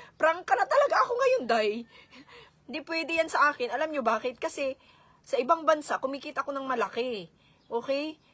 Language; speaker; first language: Filipino; non-native, local second language; Cebuano